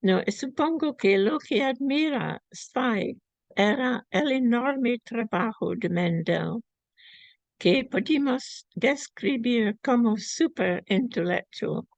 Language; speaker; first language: Spanish; non-native, fluent; English